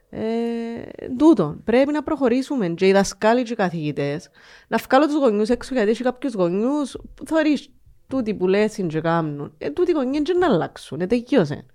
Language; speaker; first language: Greek; native; Greek